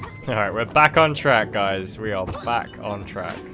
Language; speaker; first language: English; native; English